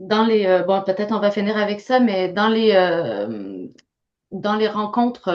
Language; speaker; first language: French; native; French